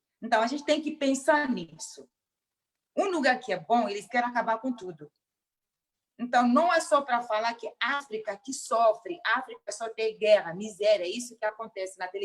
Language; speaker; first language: Portuguese; non-native, local second language; Mandingo